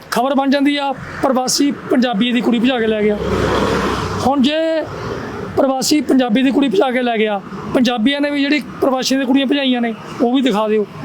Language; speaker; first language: Punjabi; native; Punjabi